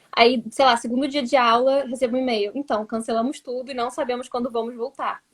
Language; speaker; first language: Portuguese; native; Portuguese